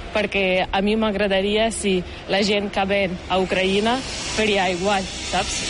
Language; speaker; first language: Catalan; non-native, learner; Ukrainian